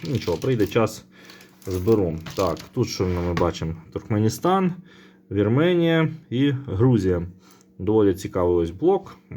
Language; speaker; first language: Ukrainian; non-native, local second language; Russian